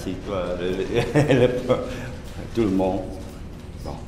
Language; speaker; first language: French; non-native, learner; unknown